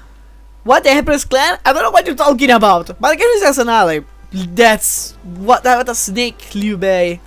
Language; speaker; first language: English; non-native, fluent; Italian